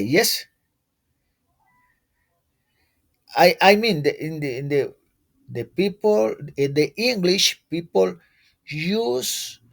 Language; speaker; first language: English; non-native, learner; Spanish